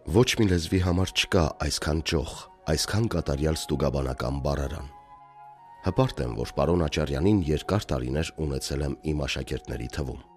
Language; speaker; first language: Armenian; native; Armenian